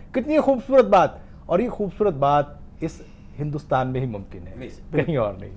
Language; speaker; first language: Hindi; native; Hindi